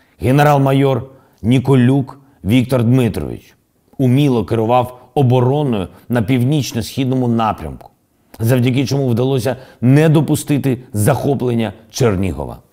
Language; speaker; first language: Ukrainian; non-native, local second language; Russian